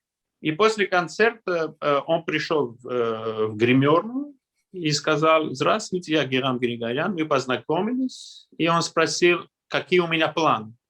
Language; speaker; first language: Russian; non-native, local second language; Armenian